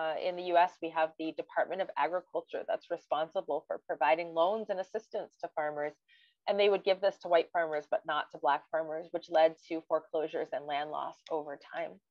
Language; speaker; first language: English; native; English